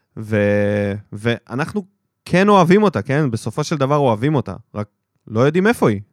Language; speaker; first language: Hebrew; early bilingual, other home language; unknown